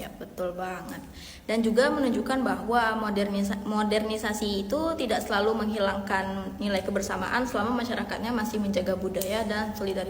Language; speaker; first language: Indonesian; native; Indonesian